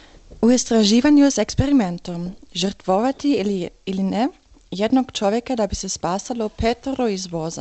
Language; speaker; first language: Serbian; non-native, learner; English